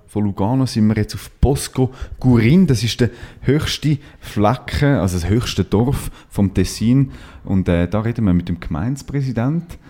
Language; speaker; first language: German; native; German